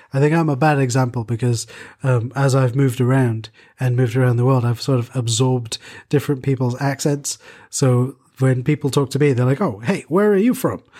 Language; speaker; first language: English; native; English